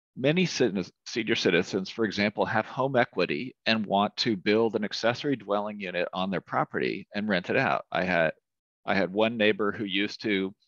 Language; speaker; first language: English; native; English